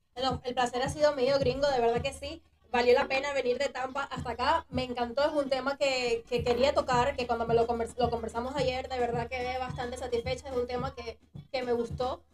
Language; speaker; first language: Spanish; native; Spanish